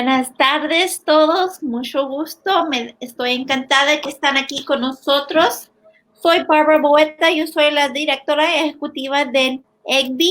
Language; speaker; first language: Spanish; early bilingual, heritage; Spanish